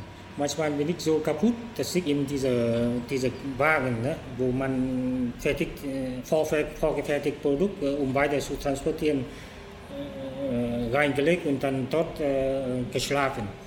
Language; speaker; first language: German; non-native, learner; Vietnamese